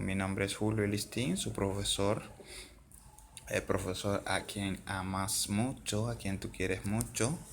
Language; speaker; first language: Spanish; non-native, fluent; Haitian Creole